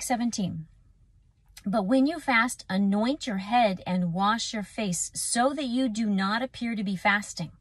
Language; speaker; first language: English; native; English